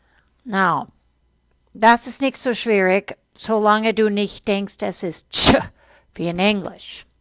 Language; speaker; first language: German; non-native, fluent; English